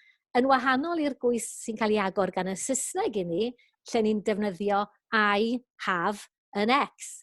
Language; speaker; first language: Welsh; native; Welsh